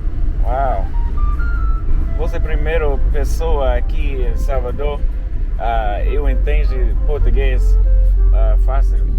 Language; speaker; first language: Portuguese; non-native, learner; English